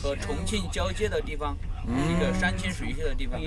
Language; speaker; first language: Chinese; native; Chinese